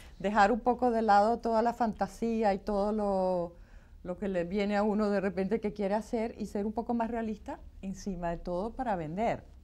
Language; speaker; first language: Spanish; native; Spanish